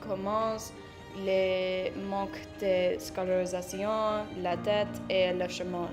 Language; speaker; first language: French; non-native, learner; English